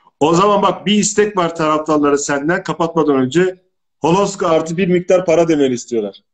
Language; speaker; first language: Turkish; native; Turkish